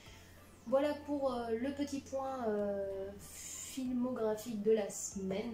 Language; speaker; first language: French; native; French